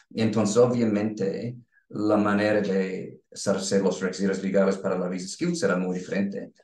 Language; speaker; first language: Spanish; non-native, learner; English